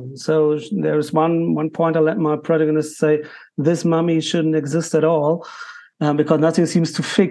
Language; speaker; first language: English; non-native, fluent; German